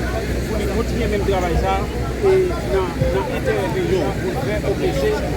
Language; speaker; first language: French; non-native, local second language; Haitian Creole